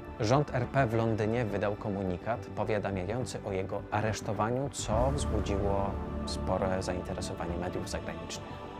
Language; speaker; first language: Polish; native; Polish